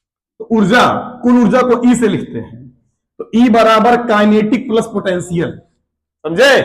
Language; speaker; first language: Hindi; native; Hindi